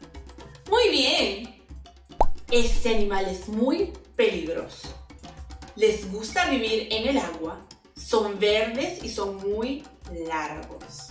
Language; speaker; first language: Spanish; non-native, fluent; English